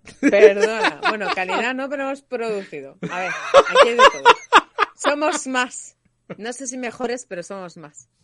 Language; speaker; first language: Spanish; native; Spanish